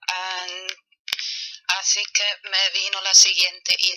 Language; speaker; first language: Spanish; non-native, learner; German